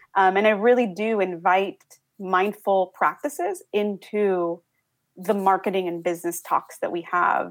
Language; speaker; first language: English; early bilingual, other home language; Spanish